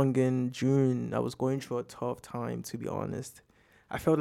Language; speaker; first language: English; non-native, local second language; Yoruba